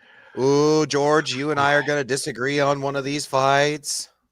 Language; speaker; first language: English; native; English